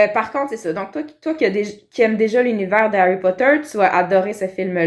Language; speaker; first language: French; native; French